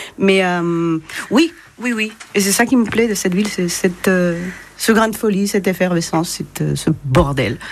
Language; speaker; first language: French; non-native, fluent; Spanish